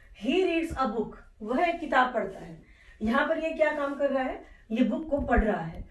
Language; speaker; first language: Hindi; native; Hindi